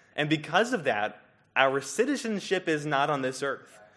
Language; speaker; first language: English; native; English